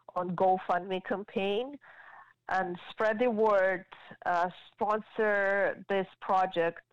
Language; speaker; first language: English; non-native, fluent; Georgian